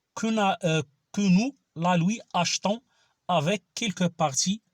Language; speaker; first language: French; non-native, local second language; Arabic